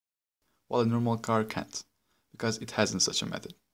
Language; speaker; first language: English; non-native, fluent; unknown